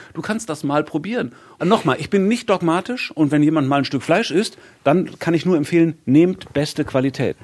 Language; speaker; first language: German; native; German